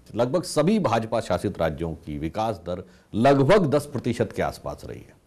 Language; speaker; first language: Hindi; native; Hindi